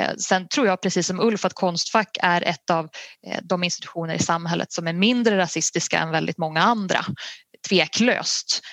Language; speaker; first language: Swedish; native; Swedish